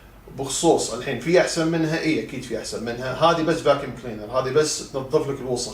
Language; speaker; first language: Arabic; native; Arabic